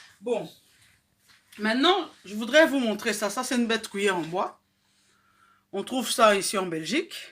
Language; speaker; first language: French; non-native, local second language; Lingala